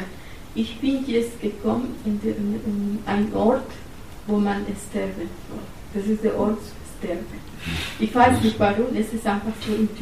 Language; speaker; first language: German; non-native, learner; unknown